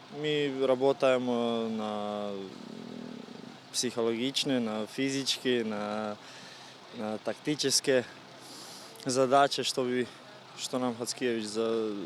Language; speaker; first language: Russian; non-native, learner; Croatian